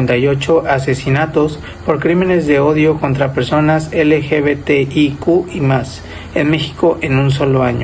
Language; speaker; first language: Spanish; native; Spanish